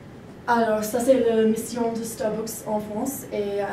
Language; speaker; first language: French; non-native, learner; English